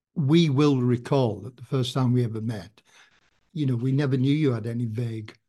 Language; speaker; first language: English; native; English